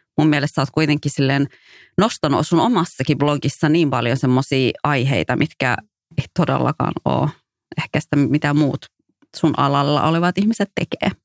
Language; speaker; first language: Finnish; early bilingual, other home language; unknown